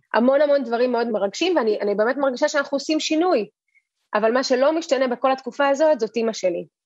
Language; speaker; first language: Hebrew; early bilingual, other home language; Russian